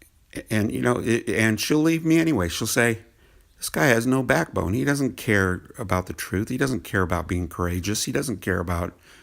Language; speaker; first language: English; native; English